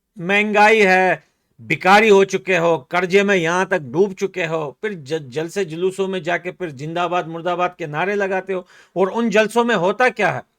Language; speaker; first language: Hindi; native; Hindi